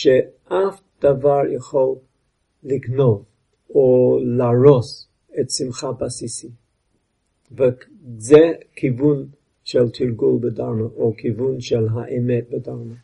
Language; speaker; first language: Hebrew; non-native, fluent; English